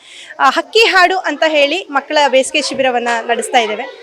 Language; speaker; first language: Kannada; native; Kannada